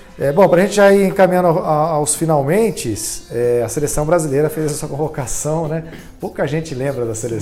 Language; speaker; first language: Portuguese; native; Portuguese